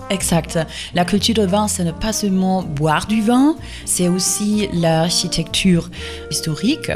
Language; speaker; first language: French; non-native, fluent; German